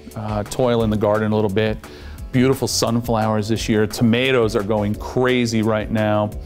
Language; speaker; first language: English; native; English